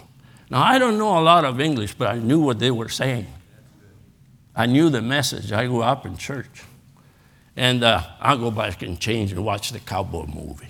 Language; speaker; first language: English; non-native, fluent; Spanish